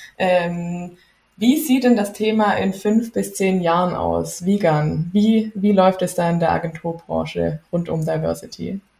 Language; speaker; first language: German; native; German